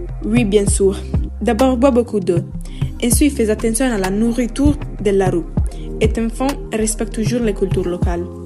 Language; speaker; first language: French; non-native, learner; Italian